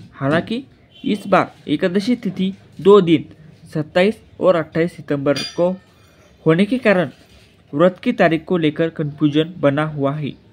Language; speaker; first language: Hindi; non-native, local second language; Marathi